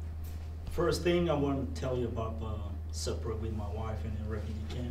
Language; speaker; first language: English; non-native, learner; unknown